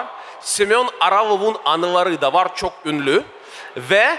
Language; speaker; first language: Turkish; non-native, fluent; Russian